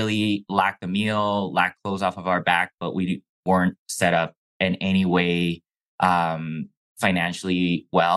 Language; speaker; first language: English; non-native, fluent; Chinese